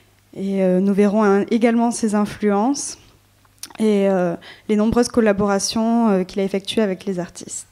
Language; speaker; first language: French; native; French